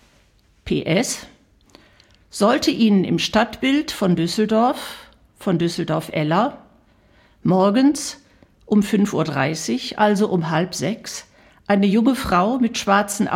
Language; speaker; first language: German; native; German